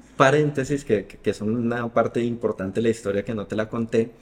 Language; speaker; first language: Spanish; native; Spanish